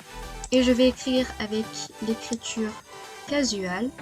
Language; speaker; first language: French; native; French